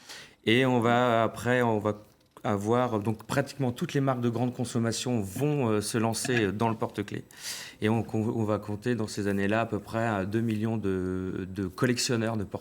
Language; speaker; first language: French; native; French